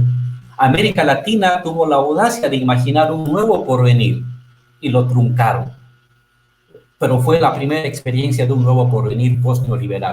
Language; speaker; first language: Spanish; native; Spanish